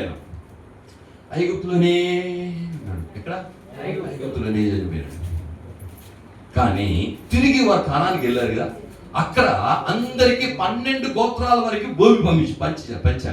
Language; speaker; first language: Telugu; native; Telugu